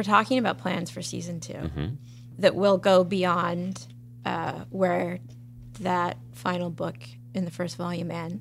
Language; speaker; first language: English; native; English